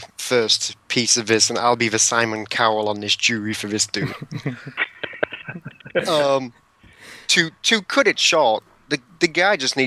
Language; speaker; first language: English; native; English